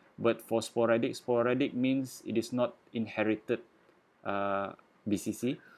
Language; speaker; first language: English; non-native, local second language; Malay